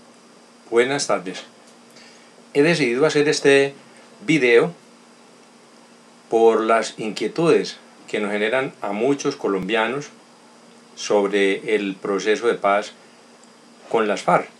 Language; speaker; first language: Spanish; native; Spanish